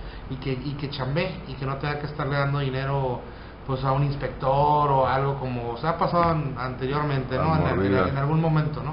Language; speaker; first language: Spanish; native; Spanish